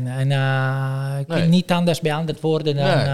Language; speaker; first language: Dutch; non-native, fluent; Italian